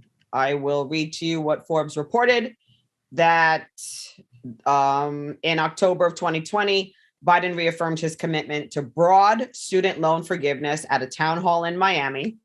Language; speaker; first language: English; native; English